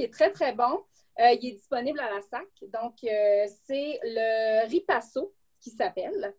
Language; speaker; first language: French; native; French